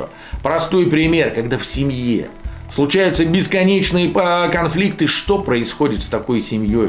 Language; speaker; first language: Russian; native; Russian